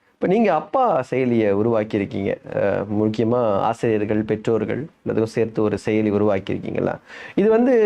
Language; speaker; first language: Tamil; native; Tamil